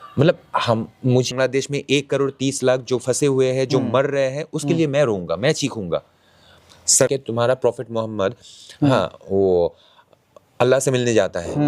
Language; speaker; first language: Hindi; non-native, local second language; Bangla